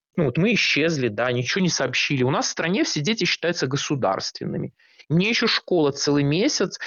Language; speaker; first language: Russian; native; Russian